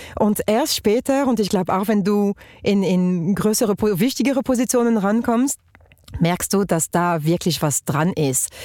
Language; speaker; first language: German; non-native, fluent; French